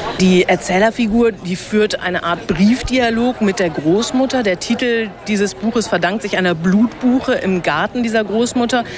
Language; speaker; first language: German; native; German